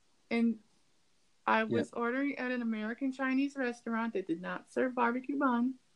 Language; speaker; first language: English; native; English